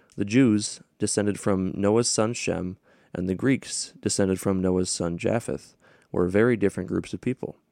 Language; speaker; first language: English; native; English